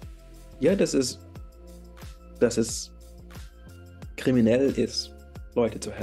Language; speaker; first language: German; early bilingual, heritage; English